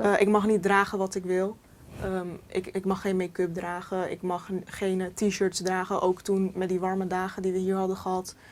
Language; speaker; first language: Dutch; early bilingual, other home language; Turkish